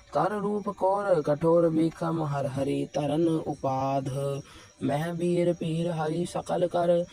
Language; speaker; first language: Hindi; non-native, local second language; Punjabi